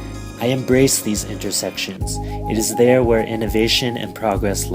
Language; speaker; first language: English; early bilingual, other home language; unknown